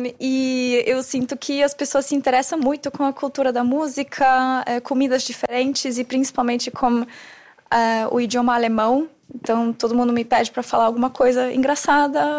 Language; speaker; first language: Portuguese; non-native, fluent; German